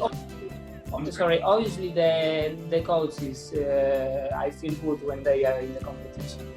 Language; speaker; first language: English; non-native, fluent; Spanish